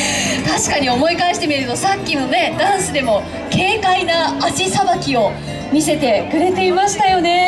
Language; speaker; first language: Japanese; native; Japanese